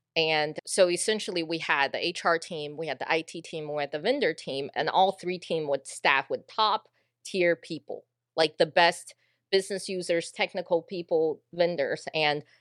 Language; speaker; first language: English; native; English